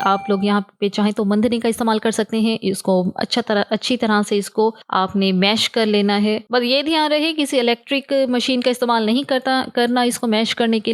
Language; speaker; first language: Hindi; native; Hindi